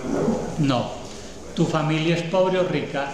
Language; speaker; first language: Spanish; native; Spanish